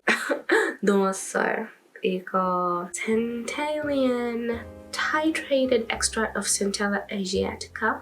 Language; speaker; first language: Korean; non-native, learner; English